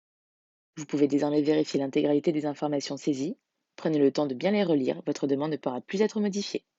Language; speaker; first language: French; native; French